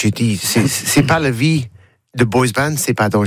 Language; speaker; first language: French; non-native, learner; English